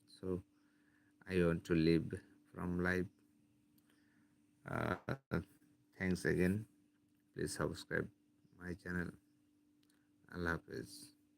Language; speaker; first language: English; non-native, local second language; Bangla